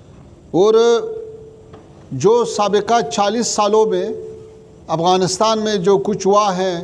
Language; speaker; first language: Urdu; non-native, learner; Pashto